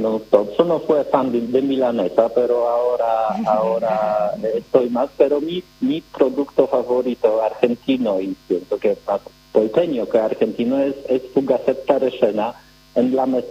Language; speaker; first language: Spanish; non-native, learner; Polish